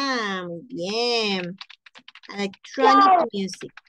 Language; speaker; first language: English; non-native, fluent; Spanish